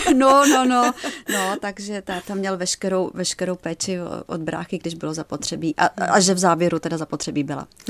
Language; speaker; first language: Czech; native; Czech